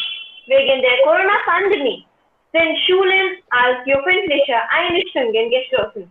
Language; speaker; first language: German; non-native, learner; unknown